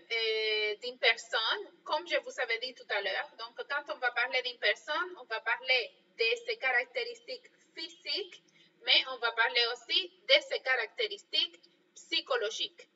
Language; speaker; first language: French; non-native, fluent; Spanish